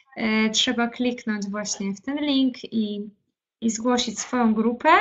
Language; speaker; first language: Polish; native; Polish